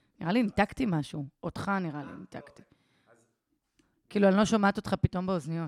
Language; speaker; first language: Hebrew; native; Hebrew